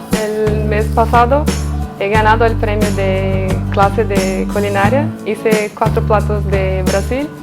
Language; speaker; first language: Spanish; non-native, learner; Portuguese